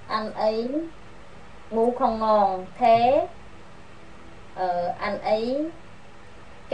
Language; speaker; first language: Vietnamese; non-native, learner; Khmer